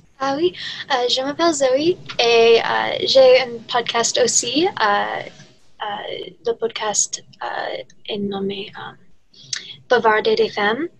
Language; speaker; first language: French; non-native, learner; English